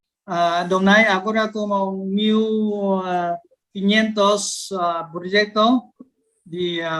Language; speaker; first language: Portuguese; non-native, learner; Vietnamese